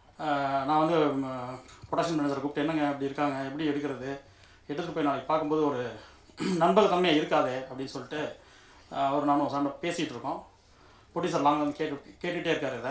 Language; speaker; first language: Tamil; native; Tamil